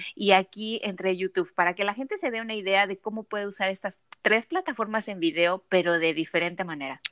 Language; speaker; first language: Spanish; native; Spanish